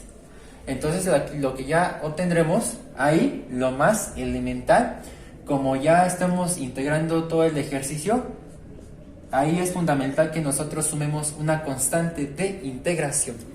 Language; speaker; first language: Spanish; native; Spanish